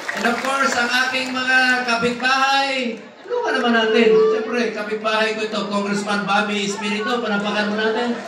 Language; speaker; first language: Filipino; non-native, local second language; Cebuano